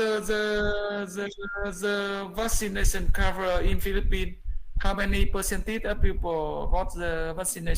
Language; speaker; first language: English; non-native, learner; Vietnamese